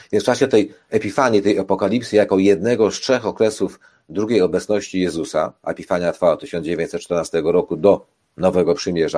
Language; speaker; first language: Polish; native; Polish